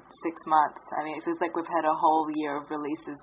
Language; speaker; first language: English; native; English